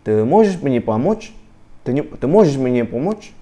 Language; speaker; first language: Russian; non-native, learner; Indonesian